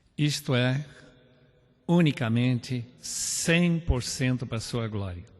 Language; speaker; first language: Portuguese; non-native, fluent; English